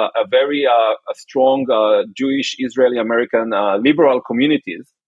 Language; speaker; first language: English; non-native, fluent; Hebrew